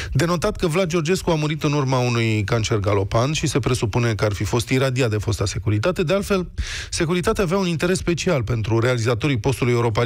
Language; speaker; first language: Romanian; native; Romanian